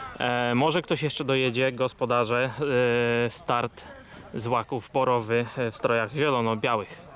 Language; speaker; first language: Polish; native; Polish